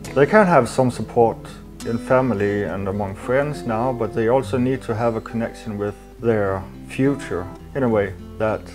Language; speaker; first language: English; non-native, fluent; Danish